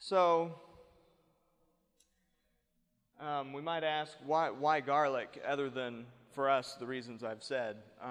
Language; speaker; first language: English; native; English